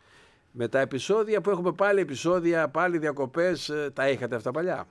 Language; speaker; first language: Greek; native; Greek